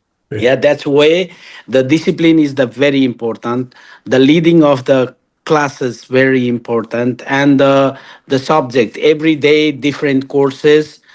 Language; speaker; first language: English; non-native, learner; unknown